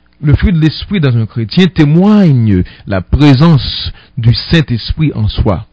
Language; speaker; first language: French; non-native, local second language; Haitian Creole